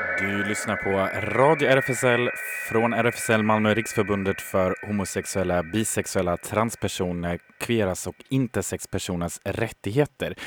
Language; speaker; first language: Swedish; native; Swedish